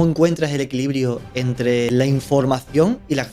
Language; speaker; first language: Spanish; native; Spanish